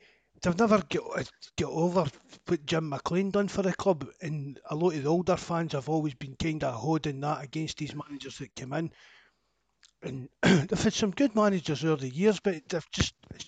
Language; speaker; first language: English; native; English